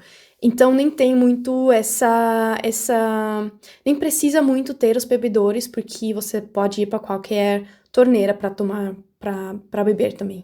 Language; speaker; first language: Portuguese; non-native, fluent; German